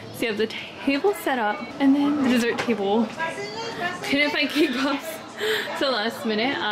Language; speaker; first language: English; early bilingual, other home language; Spanish